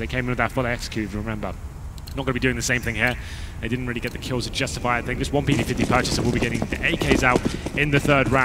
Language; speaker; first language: English; native; English